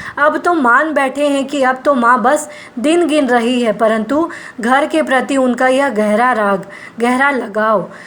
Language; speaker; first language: Hindi; non-native, local second language; Gujarati